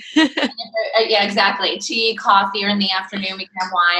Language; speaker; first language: English; native; English